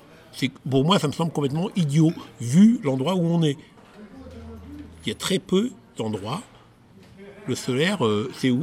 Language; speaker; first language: French; native; French